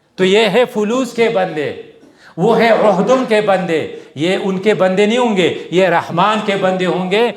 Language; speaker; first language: Urdu; non-native, local second language; Pashto